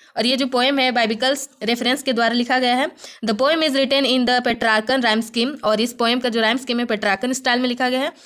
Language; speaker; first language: Hindi; native; Hindi